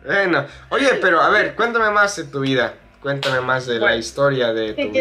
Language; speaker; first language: Spanish; non-native, fluent; English